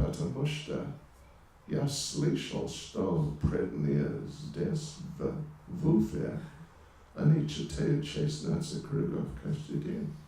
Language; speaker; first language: Russian; non-native, learner; English